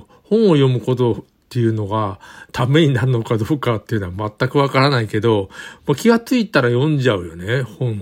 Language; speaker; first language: Japanese; native; Japanese